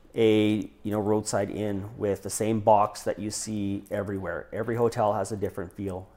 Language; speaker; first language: English; native; English